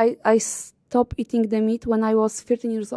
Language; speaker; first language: English; non-native, learner; Polish